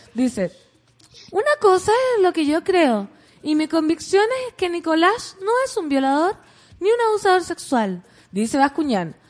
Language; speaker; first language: Spanish; native; Spanish